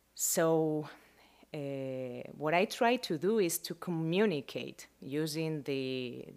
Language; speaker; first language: English; non-native, learner; Spanish